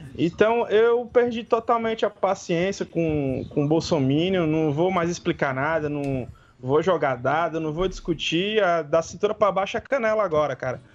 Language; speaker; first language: Portuguese; native; Portuguese